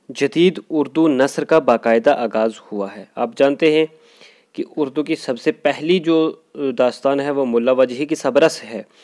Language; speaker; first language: Urdu; non-native, local second language; Kashmiri